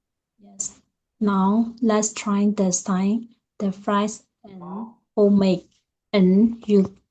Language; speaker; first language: English; non-native, learner; Burmese